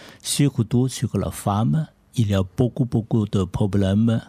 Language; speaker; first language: French; non-native, learner; Chinese